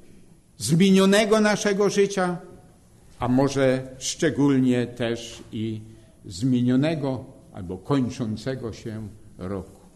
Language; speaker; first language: Polish; native; Polish